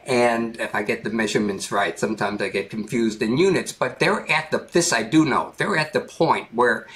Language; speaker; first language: English; native; English